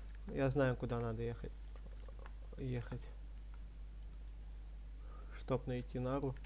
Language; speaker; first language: Russian; native; Russian